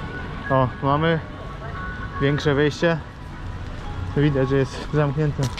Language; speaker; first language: Polish; native; Polish